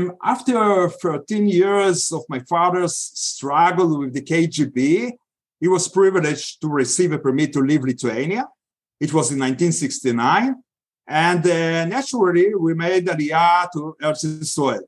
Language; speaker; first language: English; non-native, fluent; Yiddish